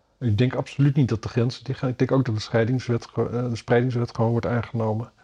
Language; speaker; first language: Dutch; native; Dutch